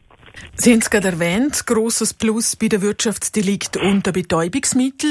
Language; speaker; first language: German; native; German